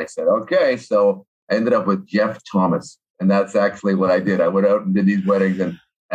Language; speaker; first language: English; native; English